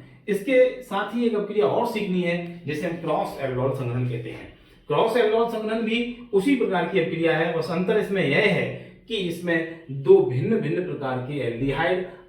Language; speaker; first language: Hindi; native; Hindi